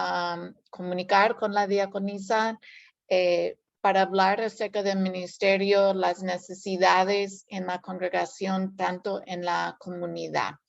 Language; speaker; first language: Spanish; non-native, fluent; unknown